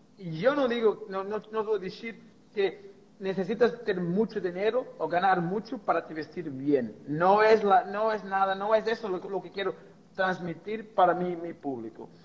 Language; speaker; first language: Spanish; non-native, fluent; Portuguese